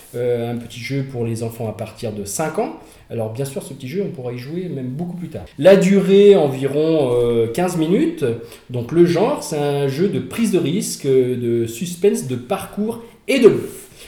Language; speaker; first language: French; native; French